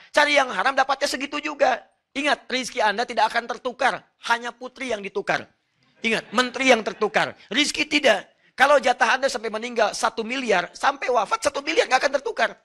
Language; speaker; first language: Indonesian; non-native, fluent; Arabic